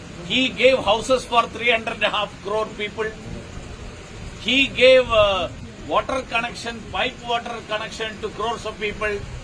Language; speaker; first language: English; non-native, local second language; Malayalam